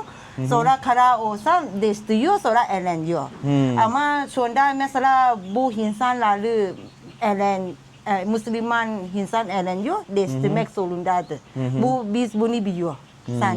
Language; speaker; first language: Turkish; non-native, learner; Thai